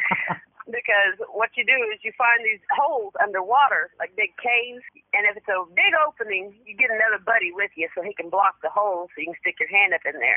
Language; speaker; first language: English; native; English